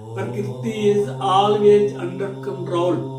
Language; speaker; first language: English; non-native, local second language; Punjabi